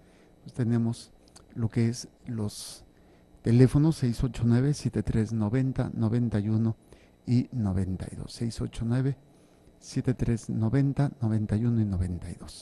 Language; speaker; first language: Spanish; native; Spanish